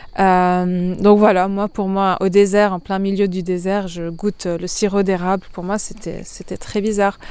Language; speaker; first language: French; non-native, local second language; Arabic